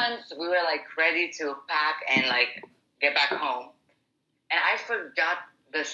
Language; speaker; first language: English; non-native, fluent; Arabic